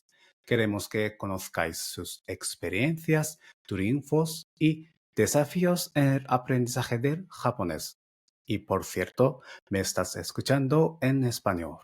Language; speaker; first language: Spanish; non-native, fluent; Japanese